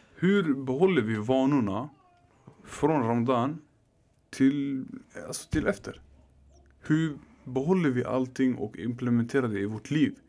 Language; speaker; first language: Swedish; early bilingual, other home language; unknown